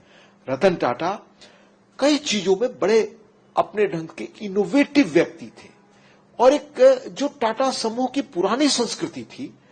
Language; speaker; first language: Hindi; native; Hindi